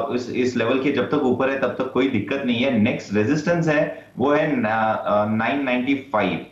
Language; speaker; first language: Hindi; non-native, local second language; Marathi